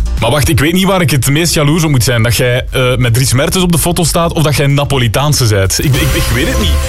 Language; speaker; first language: Dutch; native; Dutch